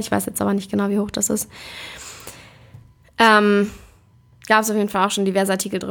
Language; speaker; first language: German; native; German